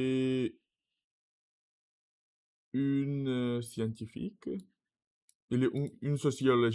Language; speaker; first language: French; non-native, learner; Russian